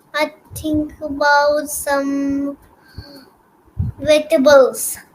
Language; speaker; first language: English; non-native, learner; Hindi